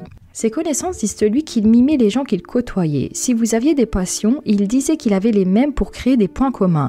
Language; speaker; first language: French; native; French